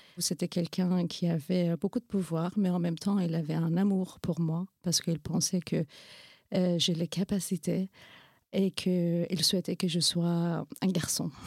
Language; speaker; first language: French; non-native, fluent; Kurdish